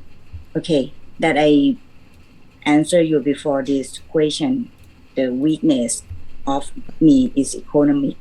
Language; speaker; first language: English; non-native, learner; Thai